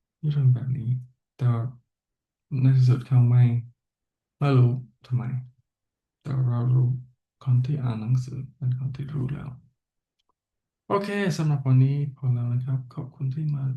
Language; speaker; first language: Thai; non-native, learner; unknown